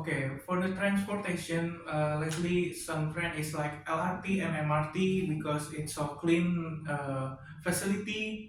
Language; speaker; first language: English; non-native, learner; Indonesian